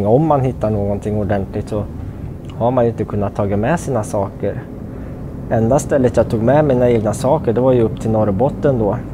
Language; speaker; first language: Swedish; native; Swedish